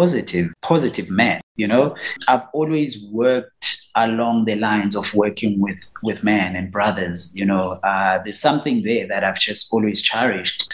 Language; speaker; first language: English; non-native, local second language; Xhosa